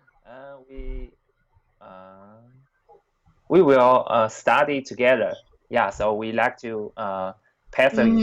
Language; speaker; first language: English; non-native, learner; Chinese